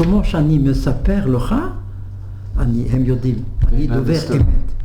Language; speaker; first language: Hebrew; non-native, fluent; French